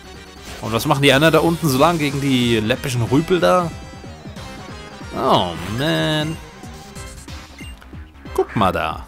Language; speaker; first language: German; native; German